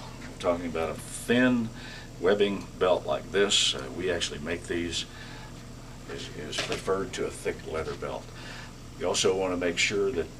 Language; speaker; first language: English; native; English